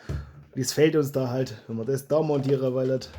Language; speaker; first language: German; native; German